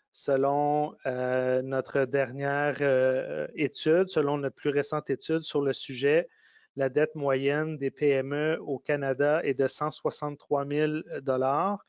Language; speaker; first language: French; native; French